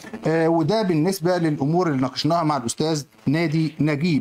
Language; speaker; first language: Arabic; native; Arabic